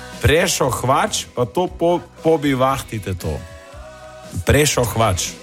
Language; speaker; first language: Slovenian; native; Slovenian